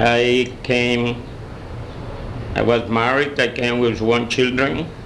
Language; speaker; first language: English; non-native, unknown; Spanish